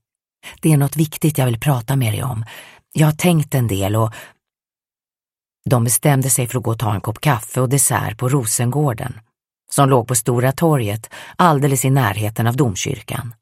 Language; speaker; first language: Swedish; native; Swedish